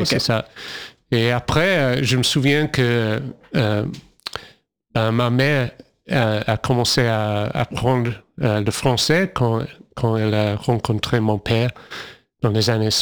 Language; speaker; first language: French; non-native, fluent; English